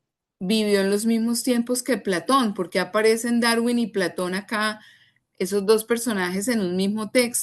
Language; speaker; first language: Spanish; native; Spanish